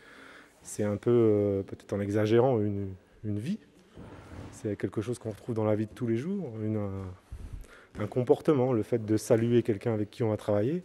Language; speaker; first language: French; native; French